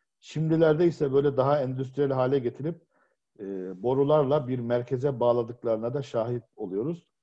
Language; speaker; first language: Turkish; native; Turkish